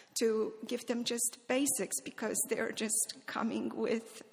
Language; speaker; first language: English; non-native, fluent; Polish